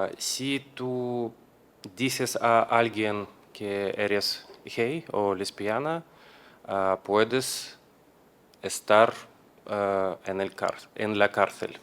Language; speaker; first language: Spanish; non-native, learner; Russian